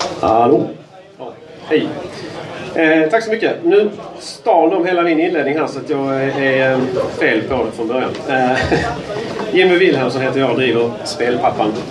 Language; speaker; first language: Swedish; native; Swedish